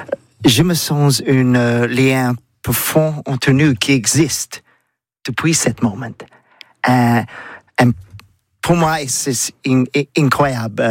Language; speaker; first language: French; non-native, learner; English